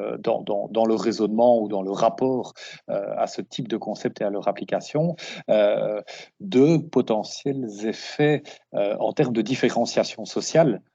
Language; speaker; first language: French; native; French